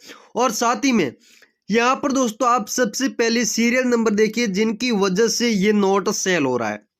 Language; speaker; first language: Hindi; native; Hindi